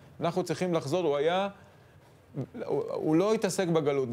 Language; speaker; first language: Hebrew; native; Hebrew